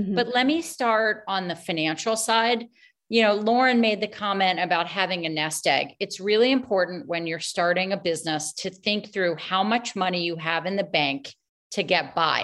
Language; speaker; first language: English; native; English